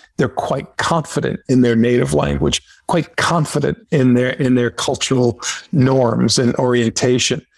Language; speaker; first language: English; native; English